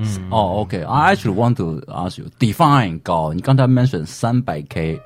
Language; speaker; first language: English; early bilingual, other home language; Chinese